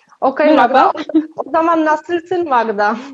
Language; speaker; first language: Turkish; non-native, learner; Polish